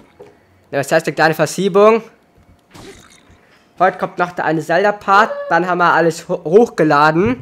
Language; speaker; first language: German; native; German